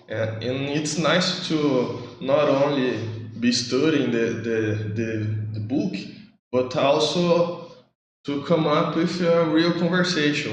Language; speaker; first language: English; non-native, learner; Portuguese